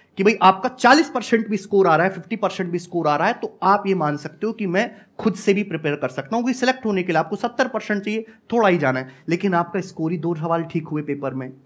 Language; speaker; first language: Hindi; native; Hindi